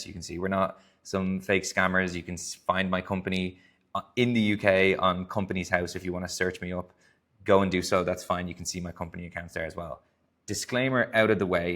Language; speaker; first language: English; native; English